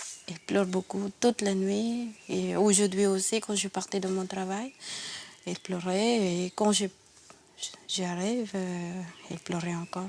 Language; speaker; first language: French; non-native, learner; Filipino